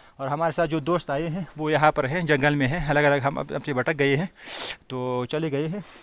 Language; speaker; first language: Hindi; non-native, fluent; Pashto